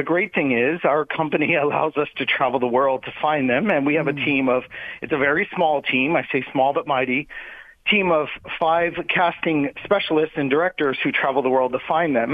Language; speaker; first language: English; native; English